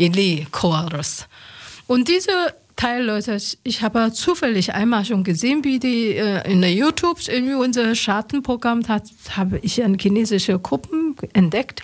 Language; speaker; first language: German; non-native, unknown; Chinese